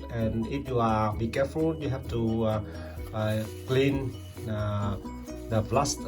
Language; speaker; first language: English; non-native, learner; Vietnamese